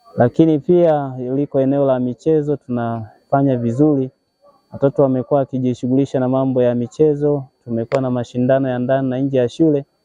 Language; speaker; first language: Swahili; native; Swahili